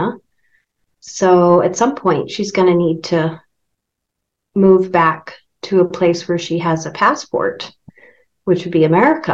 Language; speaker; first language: English; native; English